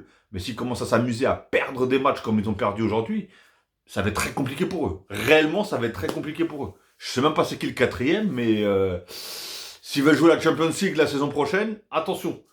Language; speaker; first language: French; native; French